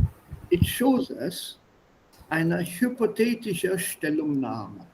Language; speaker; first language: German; non-native, fluent; Hindi